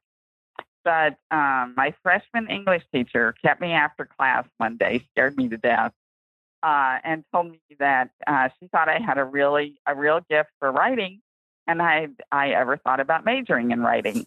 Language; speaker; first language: English; native; English